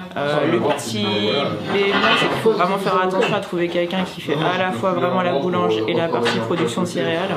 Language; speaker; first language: French; native; French